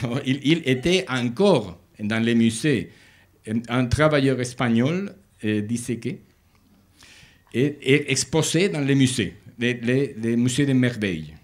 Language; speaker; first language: French; non-native, learner; Spanish